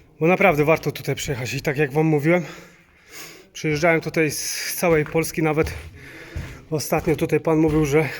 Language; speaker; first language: Polish; native; Polish